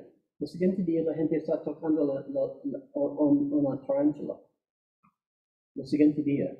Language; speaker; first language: Spanish; non-native, fluent; English